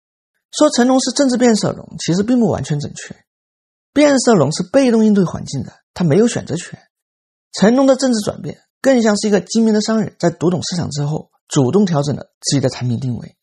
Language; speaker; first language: Chinese; native; Chinese